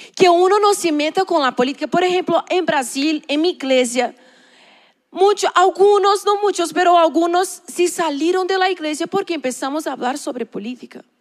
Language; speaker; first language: Spanish; non-native, learner; Portuguese